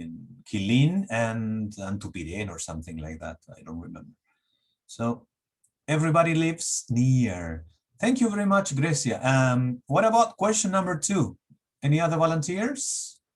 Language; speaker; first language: English; non-native, fluent; Spanish